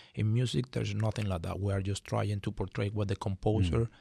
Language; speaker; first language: English; non-native, fluent; Spanish